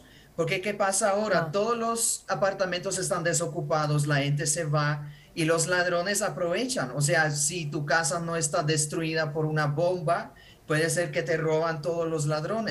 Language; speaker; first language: Spanish; non-native, fluent; Ukrainian